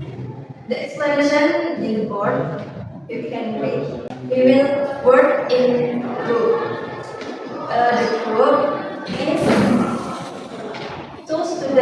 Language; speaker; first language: English; non-native, learner; Indonesian